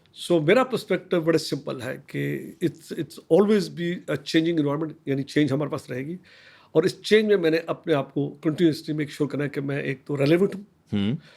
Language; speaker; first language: Urdu; native; Urdu